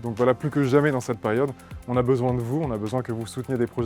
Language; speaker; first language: French; native; French